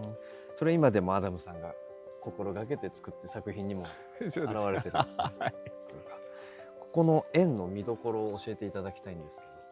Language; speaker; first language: Japanese; native; Japanese